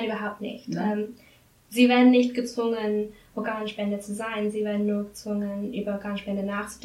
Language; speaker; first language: German; non-native, learner; English